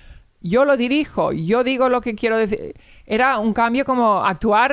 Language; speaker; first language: Spanish; early bilingual, heritage; English